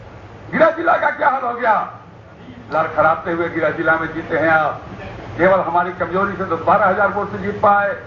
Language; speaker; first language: Hindi; native; Hindi